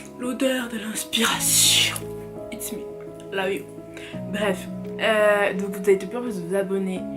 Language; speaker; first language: French; early bilingual, other home language; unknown